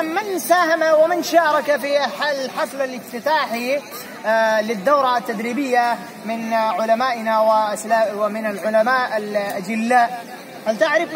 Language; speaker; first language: Arabic; non-native, fluent; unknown